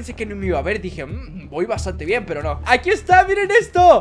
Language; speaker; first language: Spanish; native; Spanish